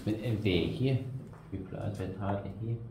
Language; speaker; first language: Danish; non-native, learner; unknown